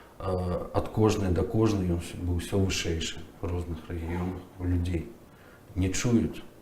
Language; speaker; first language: Belarusian; native; Belarusian